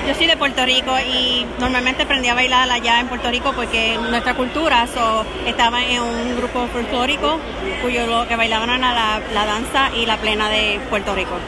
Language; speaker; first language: Spanish; native; Spanish